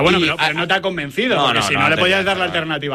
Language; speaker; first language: Spanish; native; Spanish